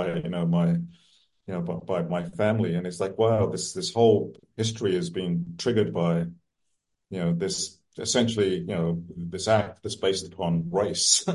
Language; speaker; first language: English; native; English